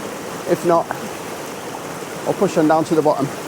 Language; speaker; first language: English; native; English